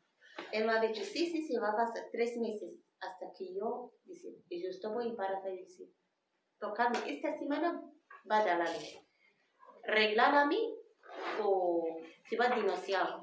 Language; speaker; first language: Spanish; non-native, learner; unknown